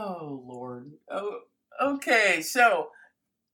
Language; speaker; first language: English; native; English